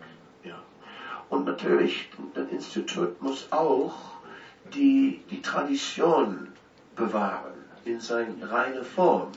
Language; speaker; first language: German; non-native, fluent; Dutch